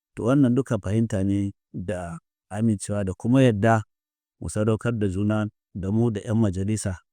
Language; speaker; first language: Hausa; native; Hausa